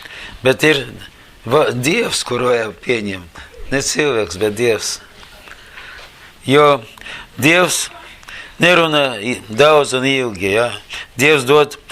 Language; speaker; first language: Latvian; non-native, learner; Russian